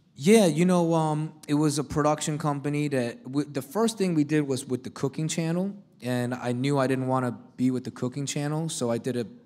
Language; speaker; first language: English; native; English